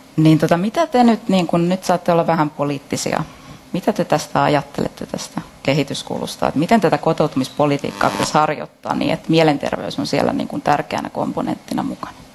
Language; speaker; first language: Finnish; native; Finnish